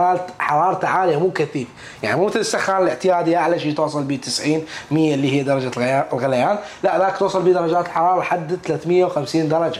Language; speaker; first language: Arabic; native; Arabic